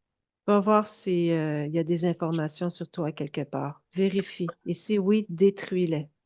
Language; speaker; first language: French; native; French